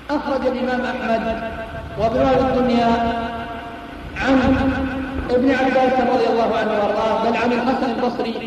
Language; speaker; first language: Arabic; native; Arabic